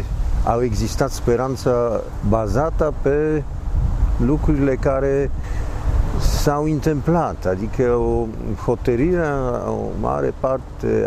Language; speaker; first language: Romanian; non-native, fluent; Polish